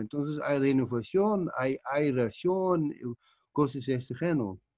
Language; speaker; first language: Spanish; non-native, fluent; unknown